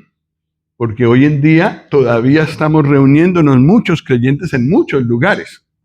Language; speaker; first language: Spanish; native; Spanish